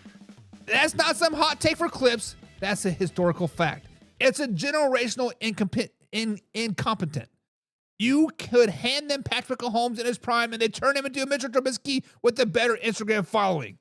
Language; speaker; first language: English; native; English